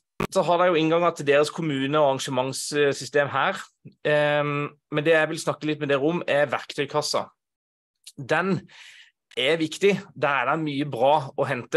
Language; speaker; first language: Norwegian; native; Norwegian